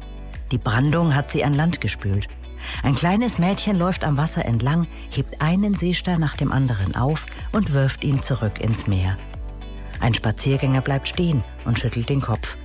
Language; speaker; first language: German; native; German